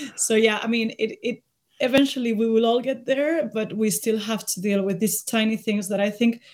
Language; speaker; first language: English; non-native, fluent; Spanish